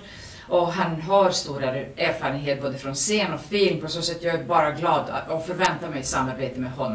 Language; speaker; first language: Swedish; non-native, fluent; Serbian